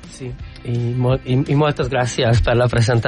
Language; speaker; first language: Catalan; non-native, fluent; Spanish